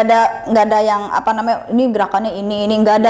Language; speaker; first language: Indonesian; native; Indonesian